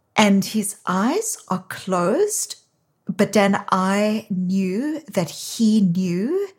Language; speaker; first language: English; native; English